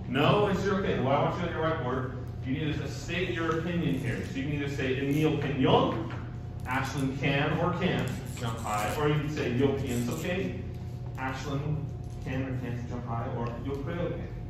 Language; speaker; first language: English; native; English